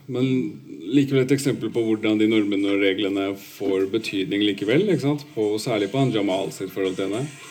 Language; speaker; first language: Norwegian; early bilingual, other home language; Urdu